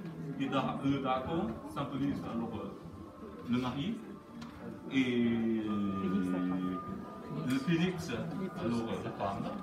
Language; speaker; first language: French; non-native, fluent; Chinese